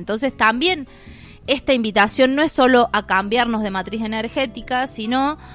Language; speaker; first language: Spanish; native; Spanish